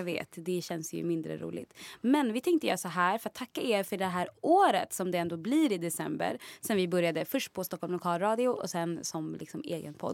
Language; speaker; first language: Swedish; native; Swedish